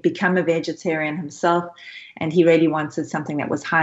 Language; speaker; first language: English; native; English